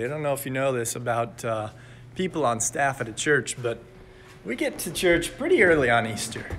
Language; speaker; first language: English; native; English